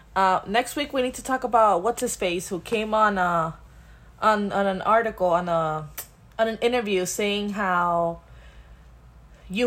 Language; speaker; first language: English; early bilingual, other home language; Spanish